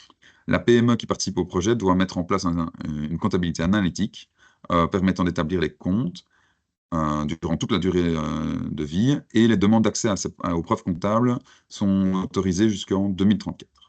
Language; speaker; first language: French; native; French